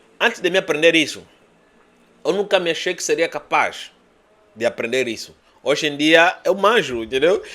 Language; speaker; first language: Portuguese; native; Portuguese